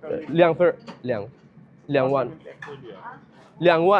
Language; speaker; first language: Chinese; non-native, learner; Bangla